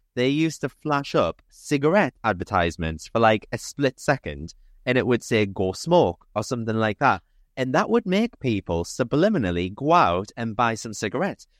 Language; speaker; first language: English; native; English